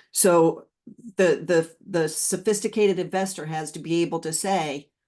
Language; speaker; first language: English; native; English